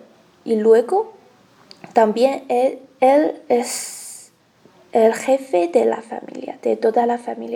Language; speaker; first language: Spanish; non-native, learner; Chinese